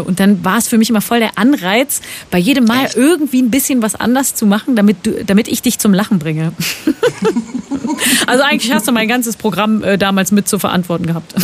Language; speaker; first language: German; native; German